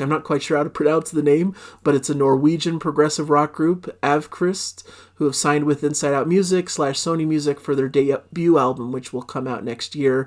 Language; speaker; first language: English; native; English